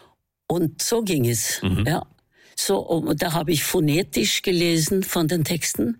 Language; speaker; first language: German; non-native, fluent; Norwegian